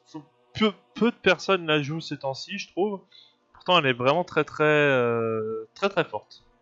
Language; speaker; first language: French; native; French